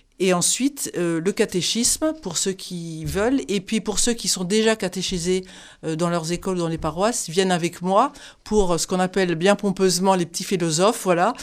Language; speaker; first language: French; native; French